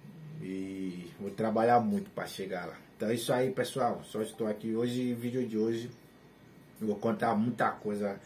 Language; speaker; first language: Portuguese; non-native, learner; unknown